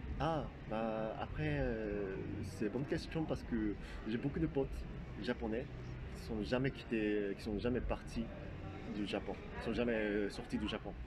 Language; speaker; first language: French; non-native, fluent; Japanese